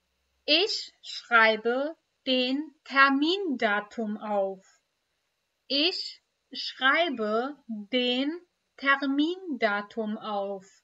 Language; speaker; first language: German; non-native, fluent; Urdu